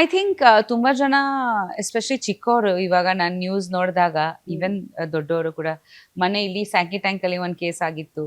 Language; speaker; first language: Kannada; non-native, local second language; Bangla